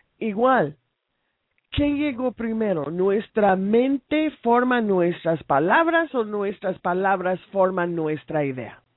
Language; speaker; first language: Spanish; non-native, fluent; English